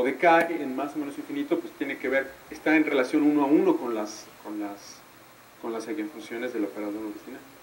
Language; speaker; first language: Spanish; native; Spanish